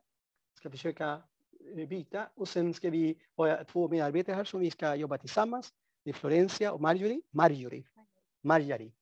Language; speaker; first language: Swedish; non-native, fluent; Spanish